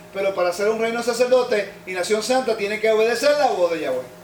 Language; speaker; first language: Spanish; native; Spanish